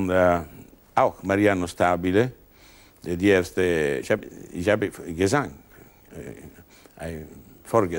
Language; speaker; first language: German; non-native, learner; Italian